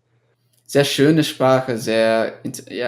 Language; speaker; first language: German; non-native, fluent; English